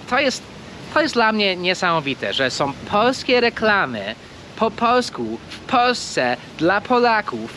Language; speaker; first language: Polish; non-native, fluent; English